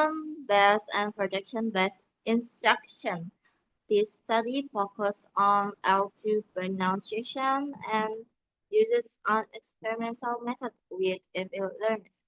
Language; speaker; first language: English; non-native, learner; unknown